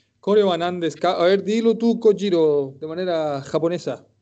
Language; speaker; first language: Spanish; native; Spanish